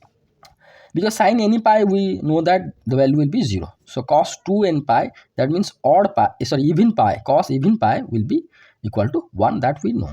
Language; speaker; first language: English; non-native, local second language; Odia